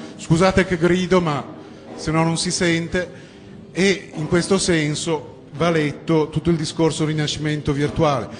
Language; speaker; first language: Italian; native; Italian